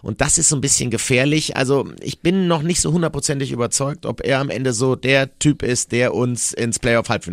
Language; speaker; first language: German; native; German